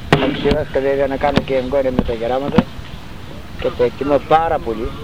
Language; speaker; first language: Greek; native; Greek